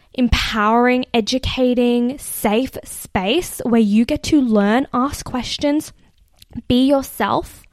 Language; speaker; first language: English; native; English